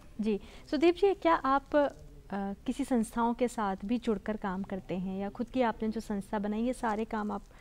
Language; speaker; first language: Hindi; native; Hindi